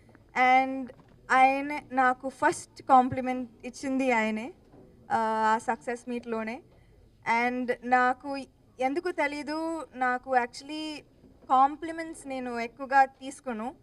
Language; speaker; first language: Telugu; non-native, local second language; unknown